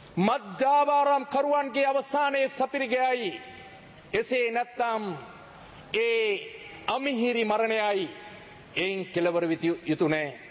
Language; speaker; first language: Sinhala; native; Sinhala